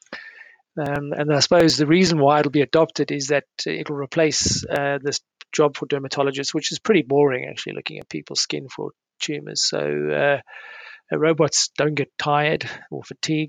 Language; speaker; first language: English; native; English